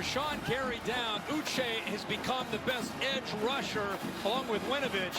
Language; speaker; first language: English; native; English